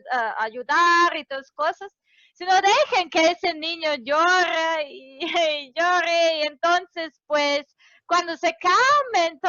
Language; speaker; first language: Spanish; non-native, fluent; Serbian